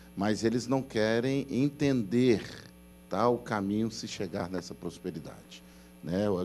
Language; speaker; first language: Portuguese; native; Portuguese